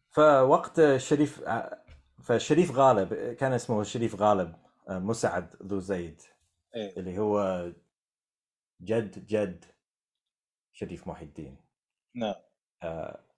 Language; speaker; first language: Arabic; non-native, fluent; English